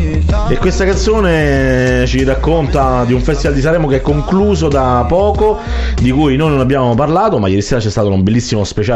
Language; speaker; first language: Italian; native; Italian